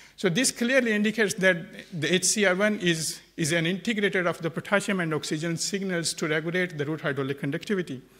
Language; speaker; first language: English; non-native, fluent; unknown